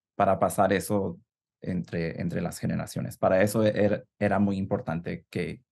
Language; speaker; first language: Spanish; early bilingual, heritage; Spanish